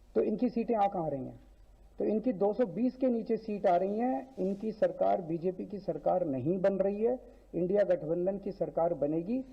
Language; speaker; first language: Hindi; native; Hindi